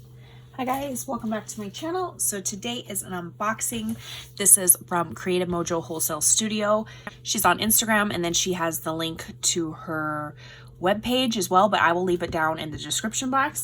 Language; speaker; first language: English; native; English